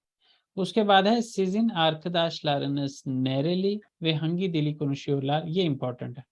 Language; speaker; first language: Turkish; non-native, fluent; Urdu